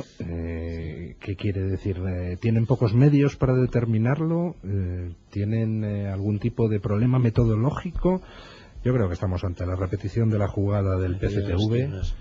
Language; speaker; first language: Spanish; native; Spanish